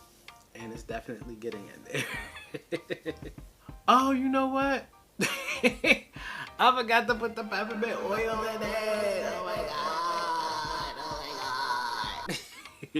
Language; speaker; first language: English; native; English